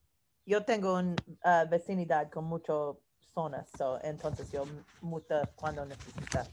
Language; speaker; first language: Spanish; non-native, learner; English